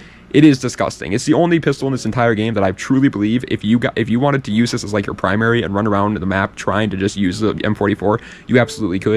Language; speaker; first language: English; native; English